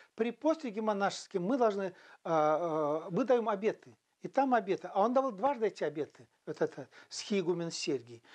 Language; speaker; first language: Russian; non-native, local second language; Chuvash